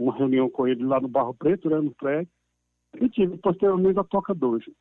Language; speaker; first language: Portuguese; native; Portuguese